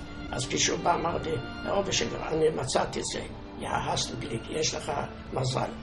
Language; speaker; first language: Hebrew; non-native, fluent; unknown